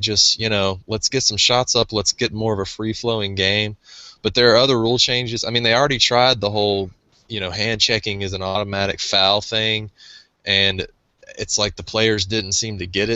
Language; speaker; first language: English; native; English